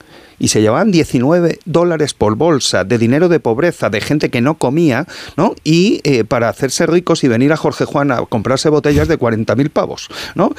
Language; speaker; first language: Spanish; native; Spanish